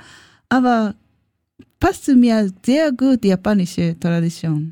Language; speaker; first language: German; non-native, learner; Japanese